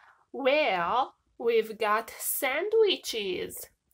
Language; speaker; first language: English; non-native, fluent; Romanian